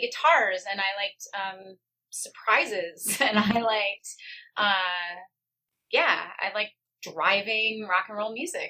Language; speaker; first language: English; native; English